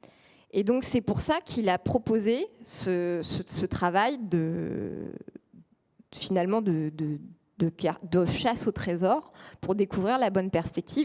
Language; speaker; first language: French; native; French